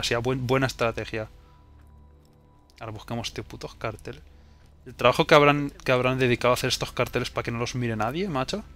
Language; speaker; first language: Spanish; native; Spanish